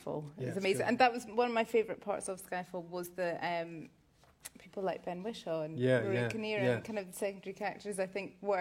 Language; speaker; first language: English; native; English